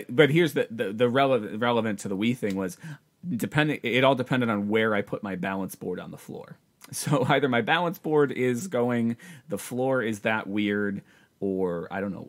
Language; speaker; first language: English; native; English